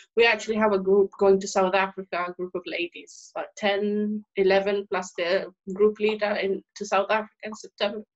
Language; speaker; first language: English; non-native, local second language; Swahili